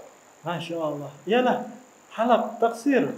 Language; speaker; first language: Arabic; non-native, learner; Indonesian